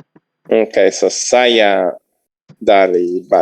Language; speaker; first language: Indonesian; non-native, learner; English